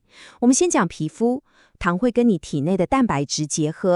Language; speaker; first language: Chinese; native; Chinese